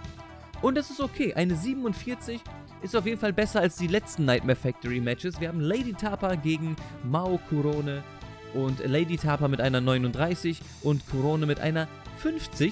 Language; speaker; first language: German; native; German